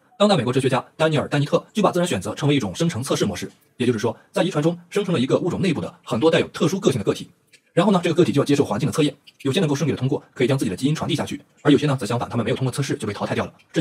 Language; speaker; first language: Chinese; native; Chinese